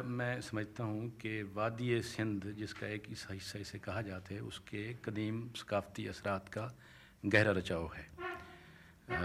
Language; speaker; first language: Urdu; non-native, local second language; Saraiki